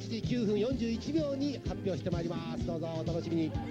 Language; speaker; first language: Japanese; native; Japanese